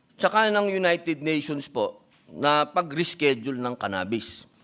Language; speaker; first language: Filipino; native; Filipino